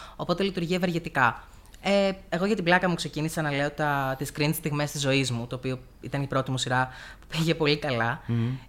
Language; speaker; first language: Greek; native; Greek